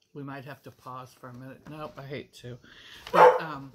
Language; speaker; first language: English; native; English